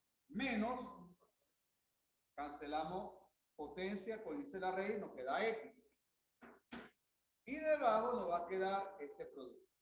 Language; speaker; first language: Spanish; native; Spanish